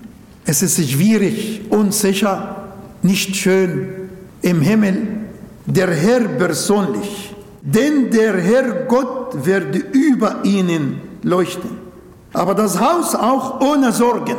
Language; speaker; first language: German; non-native, local second language; Arabic